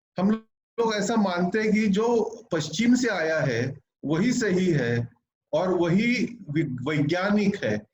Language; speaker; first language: Hindi; non-native, local second language; Marathi